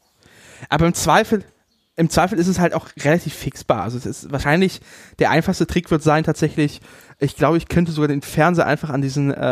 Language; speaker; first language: German; native; German